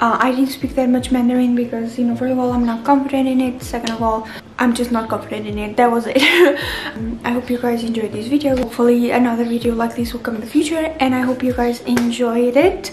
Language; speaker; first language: English; non-native, fluent; Portuguese